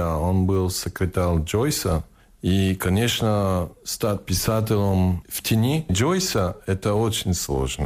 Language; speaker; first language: Russian; non-native, fluent; English